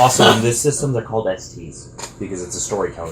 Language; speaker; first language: English; native; English